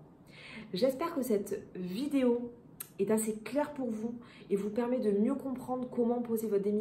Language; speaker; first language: French; native; French